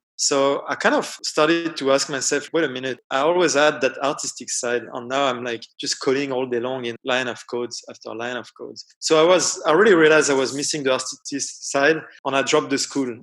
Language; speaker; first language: English; non-native, fluent; French